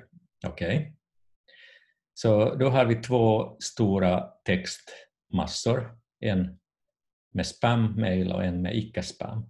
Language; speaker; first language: Swedish; non-native, fluent; Finnish